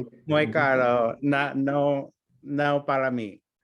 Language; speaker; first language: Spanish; non-native, learner; English